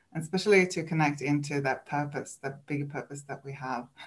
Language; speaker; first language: English; non-native, fluent; Swedish